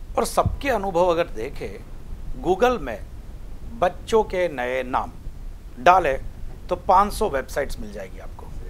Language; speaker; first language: Hindi; non-native, local second language; Gujarati